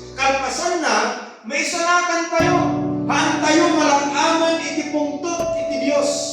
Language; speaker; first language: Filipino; non-native, local second language; Iloko